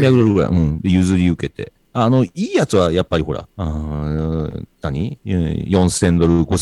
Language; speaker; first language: Japanese; native; Japanese